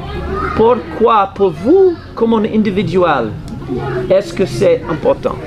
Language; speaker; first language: French; non-native, learner; English